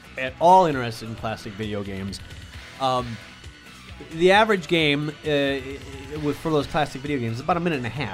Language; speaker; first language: English; native; English